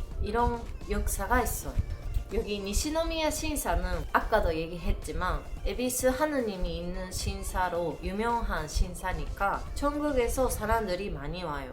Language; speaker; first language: Korean; non-native, learner; Japanese